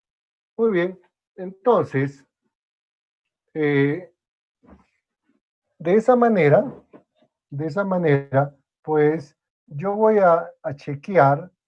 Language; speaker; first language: Spanish; native; Spanish